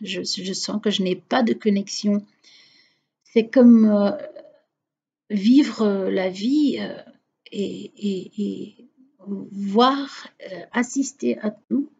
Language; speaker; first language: French; non-native, fluent; Portuguese